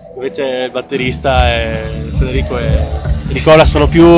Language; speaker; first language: Italian; native; Italian